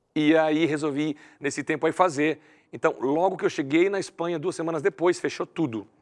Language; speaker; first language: Portuguese; native; Portuguese